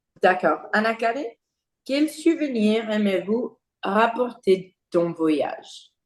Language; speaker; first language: French; non-native, learner; English